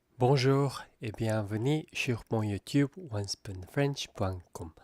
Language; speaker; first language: French; non-native, fluent; Korean